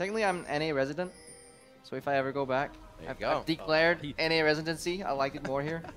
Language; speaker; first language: English; native; English